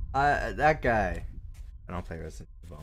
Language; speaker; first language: English; native; English